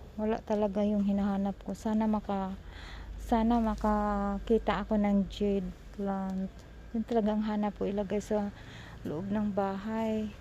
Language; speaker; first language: Filipino; non-native, local second language; Cebuano